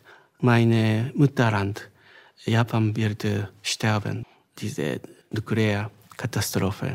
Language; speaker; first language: German; non-native, fluent; Japanese